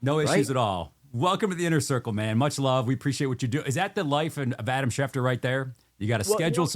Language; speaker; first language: English; native; English